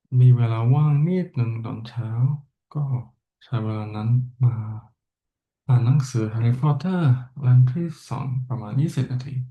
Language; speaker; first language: Thai; non-native, learner; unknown